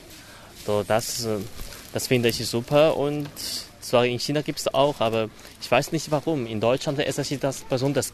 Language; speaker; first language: German; non-native, fluent; Chinese